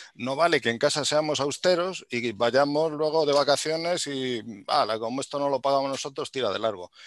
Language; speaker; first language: Spanish; native; Spanish